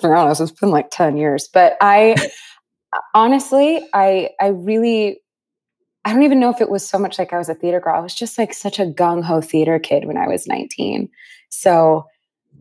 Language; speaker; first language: English; native; English